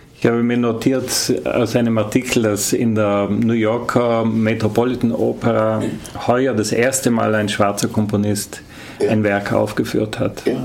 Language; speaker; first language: German; native; German